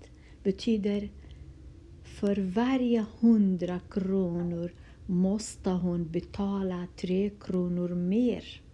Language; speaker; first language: Swedish; non-native, fluent; Kurdish